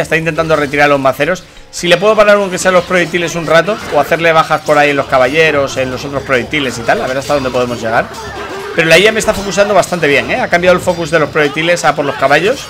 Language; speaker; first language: Spanish; native; Spanish